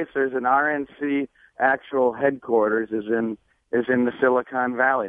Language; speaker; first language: English; native; English